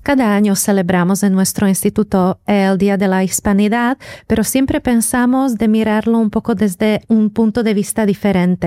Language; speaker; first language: Spanish; non-native, fluent; Slovak